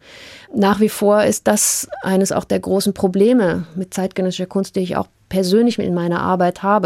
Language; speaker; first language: German; early bilingual, heritage; German